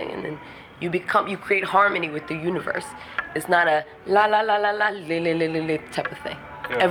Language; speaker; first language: English; non-native, local second language; Ewe